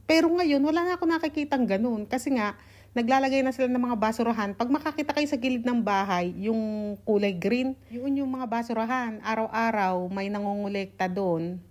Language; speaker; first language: Filipino; native; Filipino